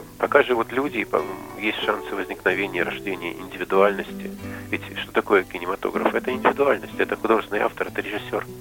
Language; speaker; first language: Russian; native; Russian